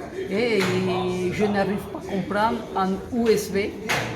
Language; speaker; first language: French; non-native, fluent; Spanish